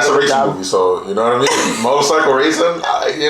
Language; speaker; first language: English; native; English